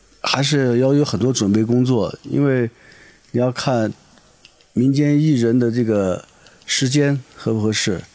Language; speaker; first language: Chinese; native; Chinese